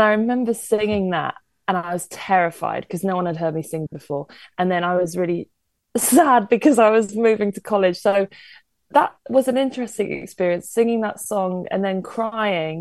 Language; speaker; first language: English; native; English